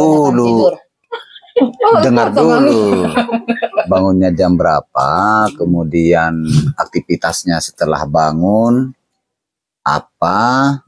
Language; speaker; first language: Indonesian; native; Indonesian